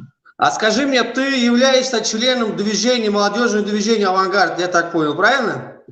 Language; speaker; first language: Russian; non-native, local second language; Tajik